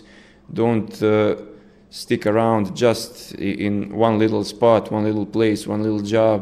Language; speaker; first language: English; non-native, fluent; Serbian